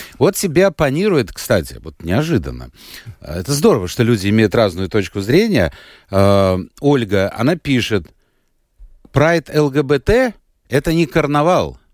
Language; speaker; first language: Russian; native; Russian